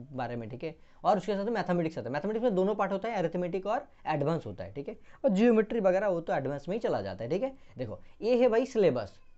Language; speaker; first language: Hindi; non-native, local second language; Bangla